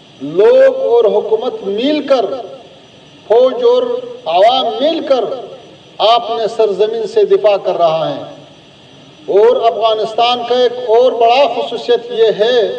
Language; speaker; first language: Hindi; non-native, fluent; Pashto